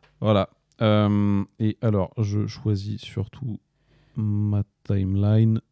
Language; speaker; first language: French; native; French